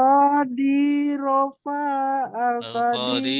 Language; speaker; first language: Arabic; non-native, learner; Indonesian